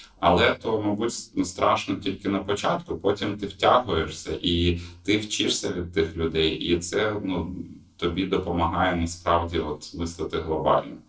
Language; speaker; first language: Ukrainian; non-native, local second language; Russian